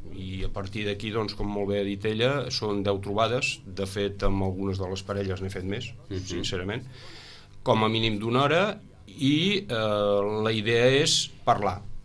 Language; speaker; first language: Catalan; native; Catalan